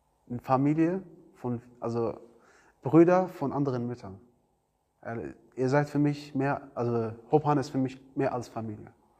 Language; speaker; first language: German; non-native, fluent; Arabic